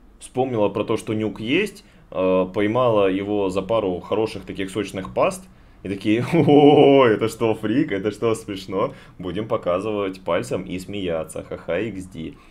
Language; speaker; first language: Russian; native; Russian